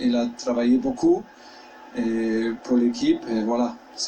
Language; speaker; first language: French; non-native, fluent; German